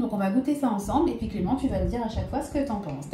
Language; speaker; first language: French; native; French